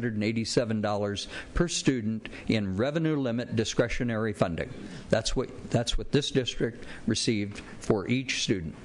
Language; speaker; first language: English; native; English